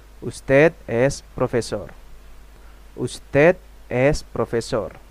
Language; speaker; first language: Spanish; non-native, fluent; Indonesian